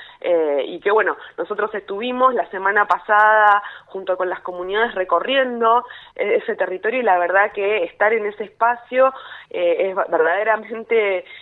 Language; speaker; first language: Spanish; native; Spanish